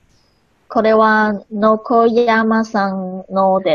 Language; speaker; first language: Japanese; non-native, learner; Chinese